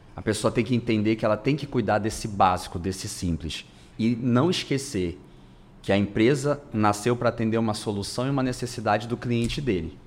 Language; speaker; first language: Portuguese; native; Portuguese